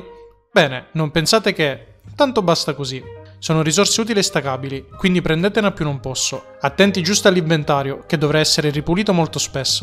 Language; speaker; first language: Italian; native; Italian